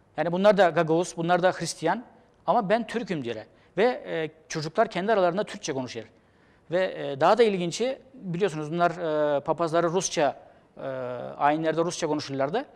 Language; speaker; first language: Turkish; native; Turkish